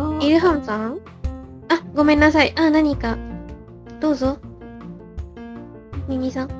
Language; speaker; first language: Japanese; non-native, learner; Malay